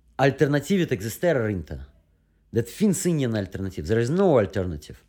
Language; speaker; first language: Swedish; non-native, fluent; Russian